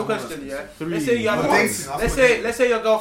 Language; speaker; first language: English; native; English